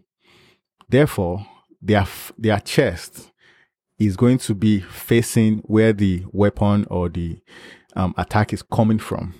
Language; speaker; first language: English; non-native, local second language; Yoruba